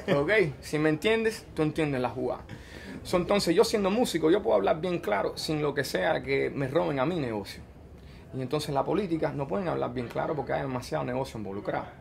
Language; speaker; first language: Spanish; early bilingual, heritage; Spanish